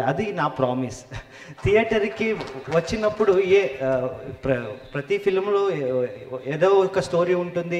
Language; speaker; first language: Telugu; non-native, learner; Kannada